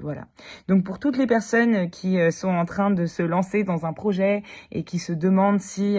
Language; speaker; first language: French; native; French